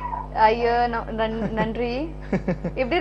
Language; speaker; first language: Tamil; non-native, local second language; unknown